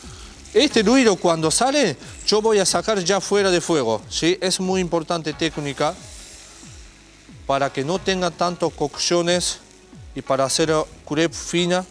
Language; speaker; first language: Spanish; non-native, learner; Japanese